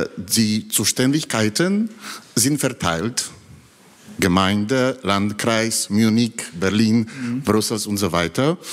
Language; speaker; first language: German; non-native, fluent; Polish